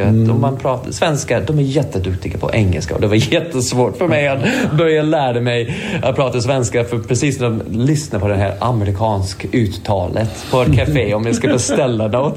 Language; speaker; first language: Swedish; non-native, fluent; English